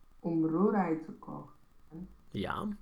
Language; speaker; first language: German; non-native, learner; Romanian